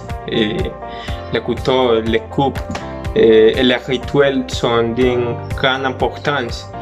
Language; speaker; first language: French; non-native, learner; Spanish